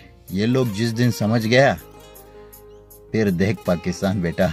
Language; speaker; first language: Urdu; non-native, fluent; Pashto